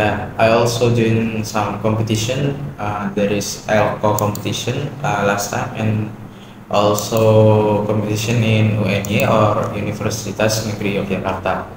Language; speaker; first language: English; non-native, learner; Indonesian